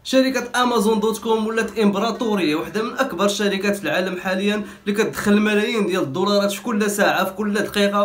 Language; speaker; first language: Arabic; native; Arabic